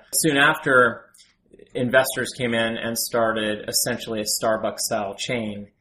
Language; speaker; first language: English; native; English